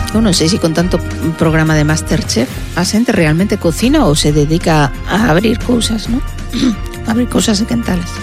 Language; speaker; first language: Galician; non-native, local second language; Spanish